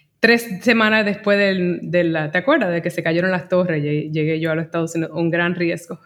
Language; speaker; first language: Spanish; native; Spanish